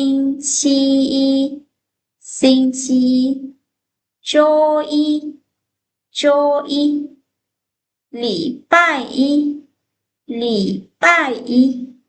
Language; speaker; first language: Chinese; non-native, fluent; Lao